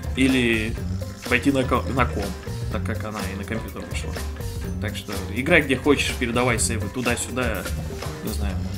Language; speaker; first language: Russian; non-native, fluent; Romanian